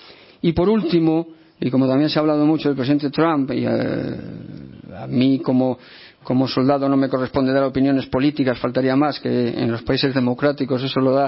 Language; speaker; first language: Spanish; native; Spanish